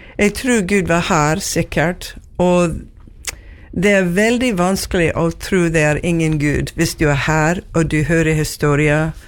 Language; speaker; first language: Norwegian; non-native, learner; English